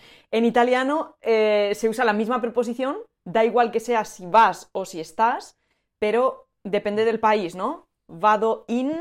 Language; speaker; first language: Spanish; native; Spanish